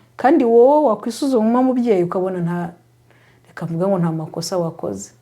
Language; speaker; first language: Kinyarwanda; native; Kinyarwanda